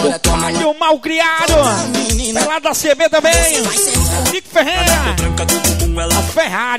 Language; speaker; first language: Portuguese; native; Portuguese